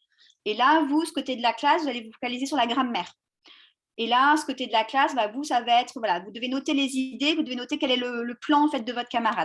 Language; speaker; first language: French; native; French